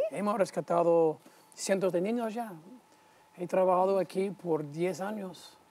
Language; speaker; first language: Spanish; non-native, fluent; English